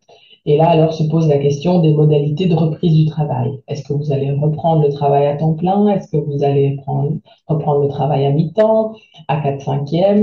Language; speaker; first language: French; native; French